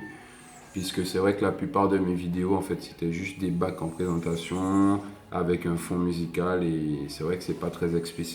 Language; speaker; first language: French; native; French